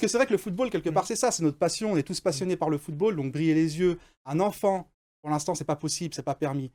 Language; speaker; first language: French; native; French